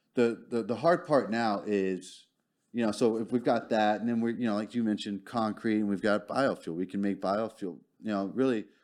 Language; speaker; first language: English; native; English